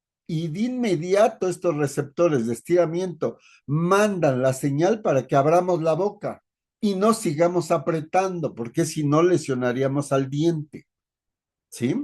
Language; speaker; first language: Spanish; native; Spanish